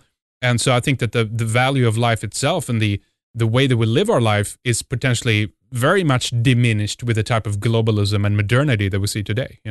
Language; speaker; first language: English; non-native, fluent; Swedish